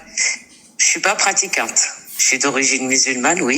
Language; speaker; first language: French; native; French